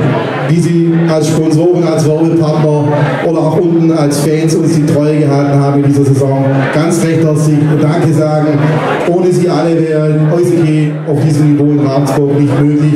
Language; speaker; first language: German; native; German